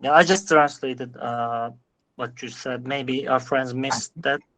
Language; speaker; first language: English; non-native, learner; Turkish